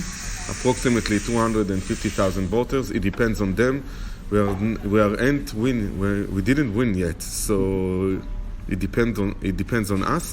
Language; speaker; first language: English; non-native, fluent; Hebrew